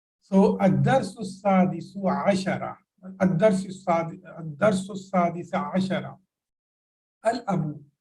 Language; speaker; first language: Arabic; non-native, fluent; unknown